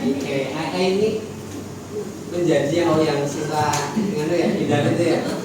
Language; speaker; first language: Indonesian; native; Indonesian